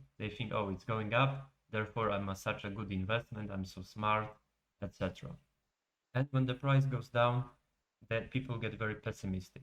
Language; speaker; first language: English; non-native, fluent; Polish